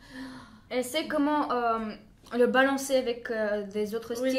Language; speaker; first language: French; non-native, fluent; Bulgarian